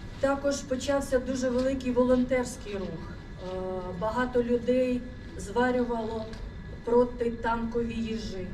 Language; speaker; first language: Ukrainian; non-native, local second language; Russian